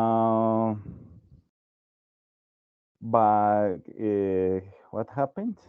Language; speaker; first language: English; non-native, learner; Spanish